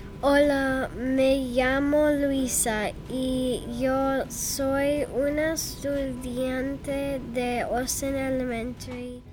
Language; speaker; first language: Spanish; non-native, learner; English